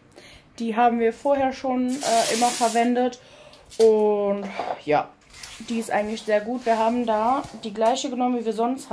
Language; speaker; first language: German; native; German